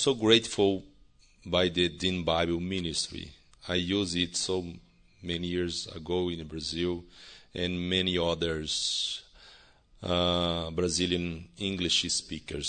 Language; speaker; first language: English; non-native, learner; Portuguese